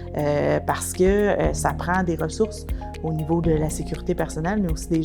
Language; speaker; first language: French; native; French